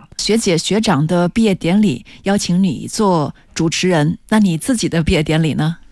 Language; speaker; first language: Chinese; native; Chinese